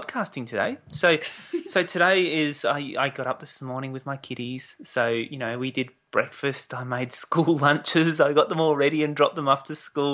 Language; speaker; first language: English; native; English